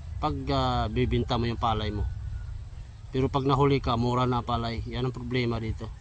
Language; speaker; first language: Filipino; native; Filipino